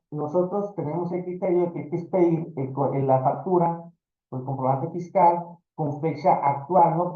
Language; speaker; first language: Spanish; native; Spanish